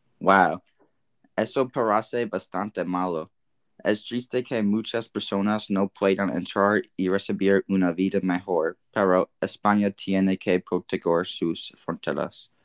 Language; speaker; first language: Spanish; non-native, learner; English